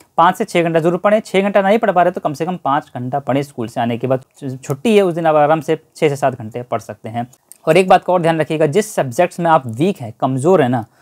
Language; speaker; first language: Hindi; native; Hindi